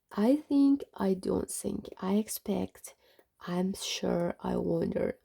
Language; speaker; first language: English; non-native, fluent; Kazakh